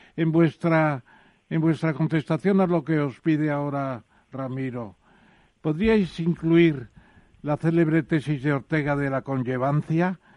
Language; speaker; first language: Spanish; native; Spanish